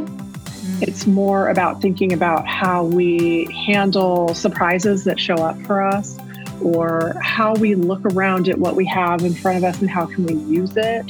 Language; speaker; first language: English; native; English